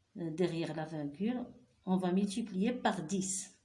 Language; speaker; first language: French; non-native, local second language; Arabic